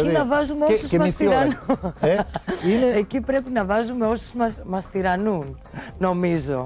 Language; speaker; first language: Greek; native; Greek